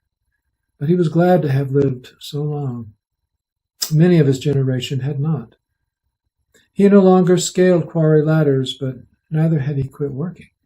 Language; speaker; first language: English; native; English